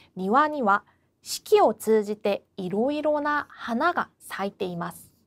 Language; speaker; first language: Japanese; non-native, fluent; Korean